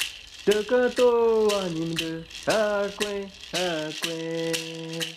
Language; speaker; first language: Portuguese; non-native, local second language; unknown